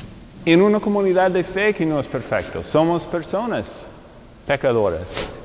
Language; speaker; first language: Spanish; non-native, fluent; English